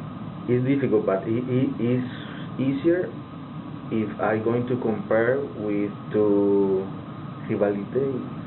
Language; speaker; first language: English; non-native, learner; Spanish